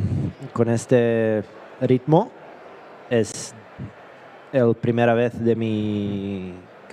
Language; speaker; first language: Spanish; non-native, learner; Serbian